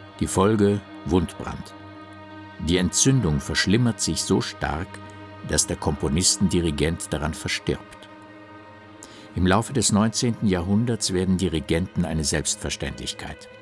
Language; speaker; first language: German; native; German